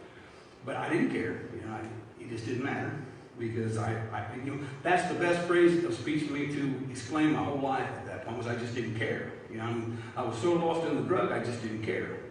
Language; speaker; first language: English; native; English